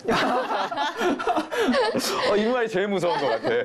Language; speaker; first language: Korean; native; Korean